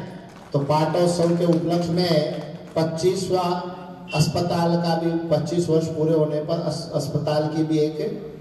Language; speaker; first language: Hindi; native; Hindi